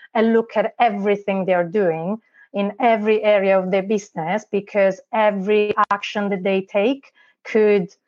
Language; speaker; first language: English; non-native, fluent; Italian